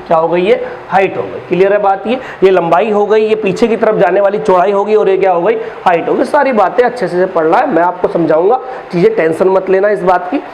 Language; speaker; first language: Hindi; native; Hindi